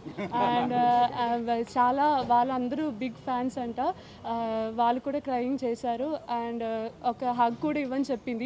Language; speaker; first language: Telugu; non-native, learner; Malayalam